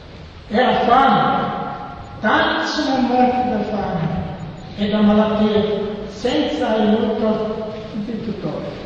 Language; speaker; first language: Italian; non-native, learner; Serbian